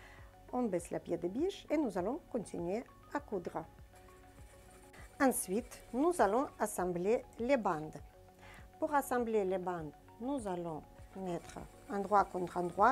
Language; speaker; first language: French; non-native, fluent; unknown